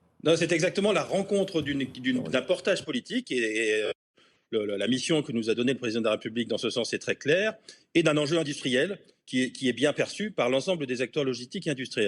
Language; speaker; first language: French; native; French